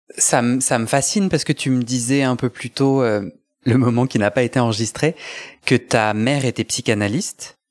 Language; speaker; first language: French; native; French